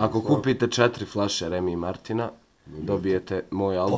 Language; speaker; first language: Bosnian; native; Bosnian